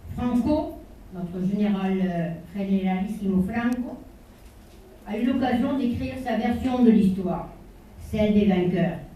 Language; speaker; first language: French; non-native, local second language; Spanish